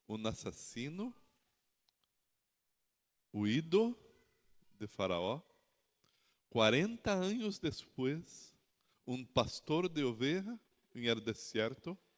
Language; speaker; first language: Spanish; non-native, learner; Portuguese